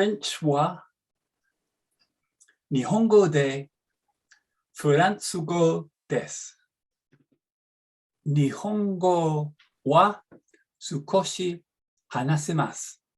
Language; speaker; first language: Japanese; non-native, learner; English